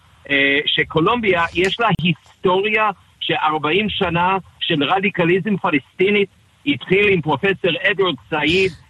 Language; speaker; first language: Hebrew; non-native, fluent; English